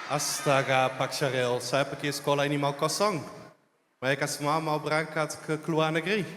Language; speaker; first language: Indonesian; non-native, fluent; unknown